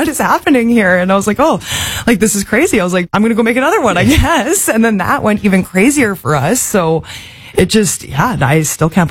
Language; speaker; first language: English; native; English